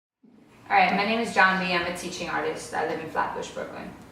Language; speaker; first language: English; native; English